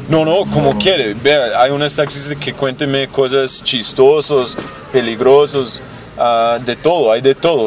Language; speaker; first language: Spanish; non-native, learner; English